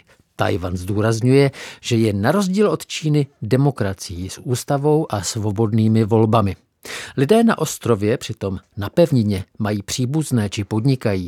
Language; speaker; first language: Czech; native; Czech